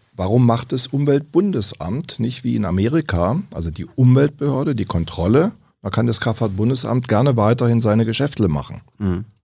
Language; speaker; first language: German; native; German